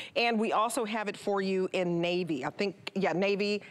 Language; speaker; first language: English; native; English